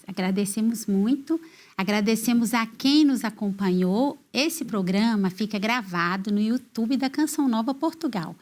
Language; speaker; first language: Portuguese; native; Portuguese